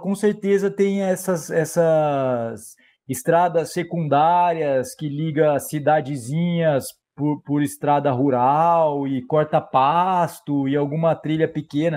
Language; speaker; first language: Portuguese; native; Portuguese